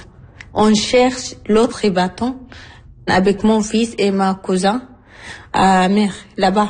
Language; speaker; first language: French; non-native, learner; Arabic